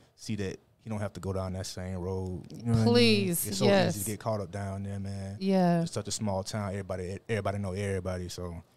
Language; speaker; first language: English; native; English